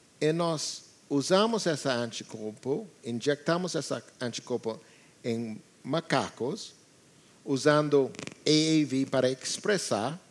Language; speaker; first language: Portuguese; non-native, learner; English